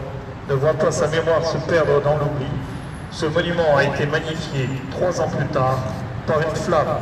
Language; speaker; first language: French; native; French